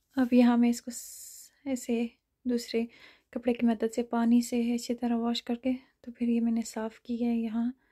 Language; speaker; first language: Urdu; non-native, fluent; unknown